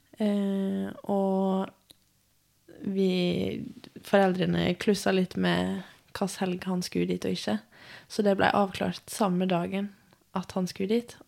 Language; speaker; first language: Norwegian; native; Norwegian